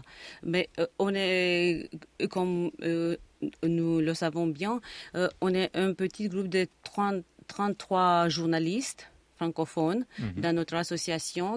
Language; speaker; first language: French; non-native, fluent; Romanian